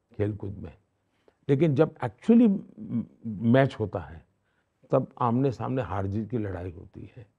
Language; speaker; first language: Hindi; non-native, local second language; Gujarati